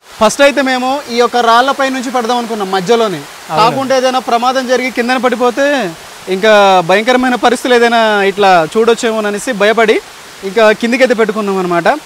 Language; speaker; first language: Telugu; non-native, local second language; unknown